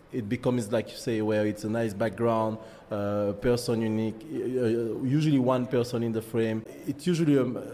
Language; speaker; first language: English; non-native, fluent; French